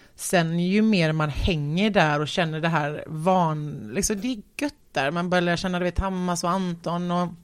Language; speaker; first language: Swedish; native; Swedish